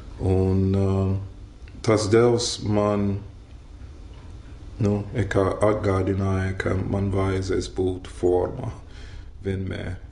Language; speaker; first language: Latvian; non-native, fluent; English